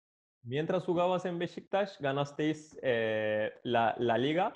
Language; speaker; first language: Spanish; non-native, fluent; Turkish